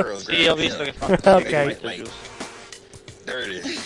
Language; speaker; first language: Italian; native; Italian